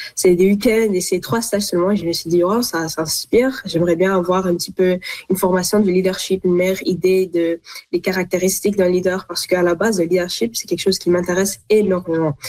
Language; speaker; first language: French; non-native, local second language; Arabic